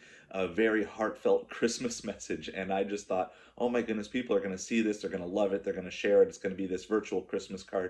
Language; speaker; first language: English; native; English